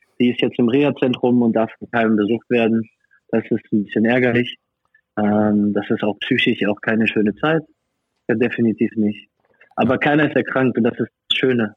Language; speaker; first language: German; non-native, fluent; French